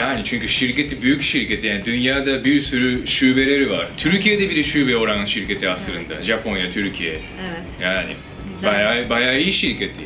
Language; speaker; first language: Turkish; non-native, fluent; Japanese